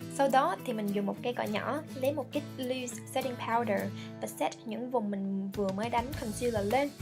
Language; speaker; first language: Vietnamese; early bilingual, heritage; Vietnamese